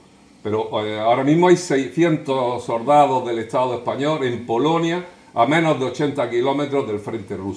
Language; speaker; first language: Spanish; native; Spanish